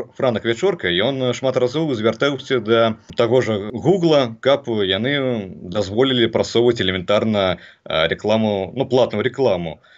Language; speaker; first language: Belarusian; non-native, local second language; Russian